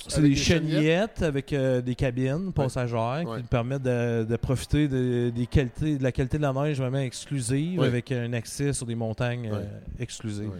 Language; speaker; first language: French; native; French